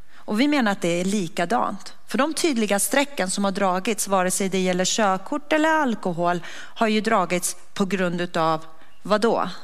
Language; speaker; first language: Swedish; native; Swedish